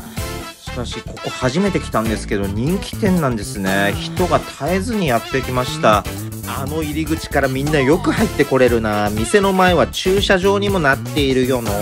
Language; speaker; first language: Japanese; native; Japanese